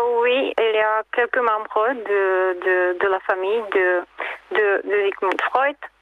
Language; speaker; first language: French; non-native, learner; Czech